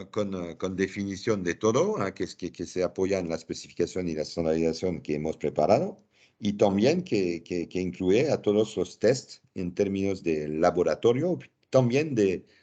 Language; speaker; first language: Spanish; non-native, fluent; French